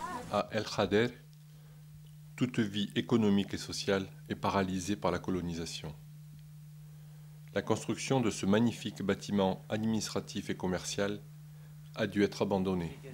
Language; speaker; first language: French; native; French